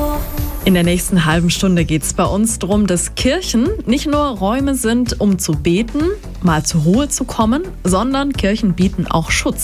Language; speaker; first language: German; native; German